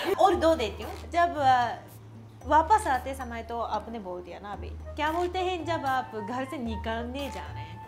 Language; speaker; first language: Hindi; non-native, fluent; Japanese